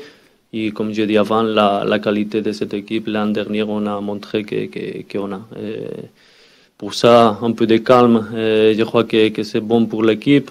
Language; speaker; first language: French; non-native, learner; Spanish